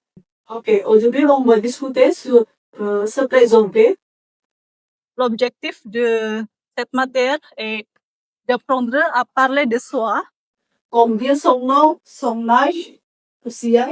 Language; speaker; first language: French; non-native, fluent; Indonesian